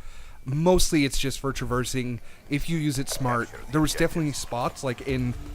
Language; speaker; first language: English; native; English